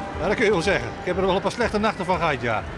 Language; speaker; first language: Dutch; native; Dutch